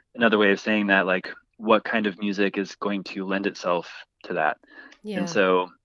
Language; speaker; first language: English; native; English